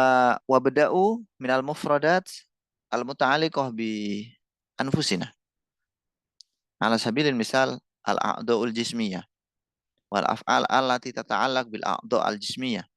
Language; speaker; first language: Arabic; non-native, fluent; Indonesian